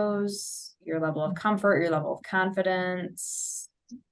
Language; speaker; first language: English; native; English